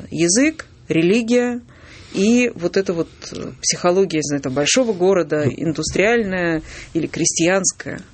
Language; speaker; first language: Russian; native; Russian